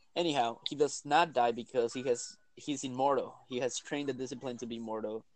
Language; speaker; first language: English; early bilingual, other home language; Spanish